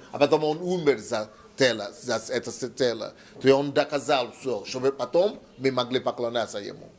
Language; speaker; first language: Russian; non-native, learner; Yoruba